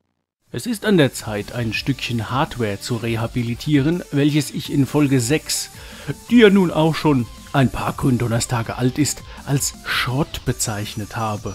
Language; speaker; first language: German; native; German